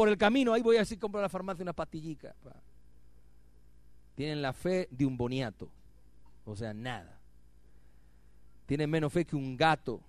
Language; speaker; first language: Spanish; native; Spanish